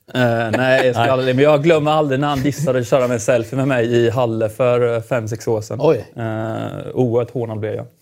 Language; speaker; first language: Swedish; native; Swedish